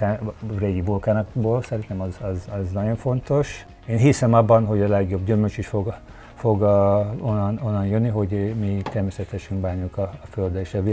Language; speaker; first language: Hungarian; early bilingual, heritage; Hungarian